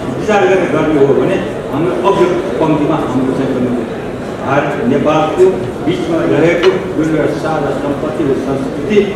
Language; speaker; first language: Nepali; non-native, local second language; Newari